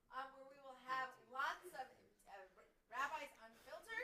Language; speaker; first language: English; native; English